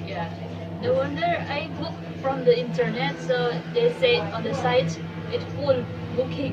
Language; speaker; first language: English; non-native, learner; Indonesian